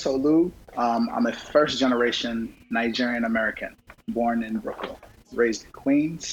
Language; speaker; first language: English; native; English